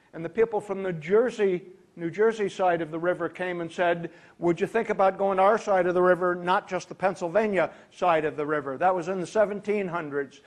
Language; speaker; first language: English; native; English